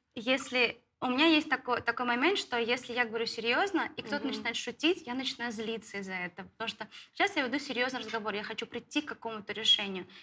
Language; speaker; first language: Russian; native; Russian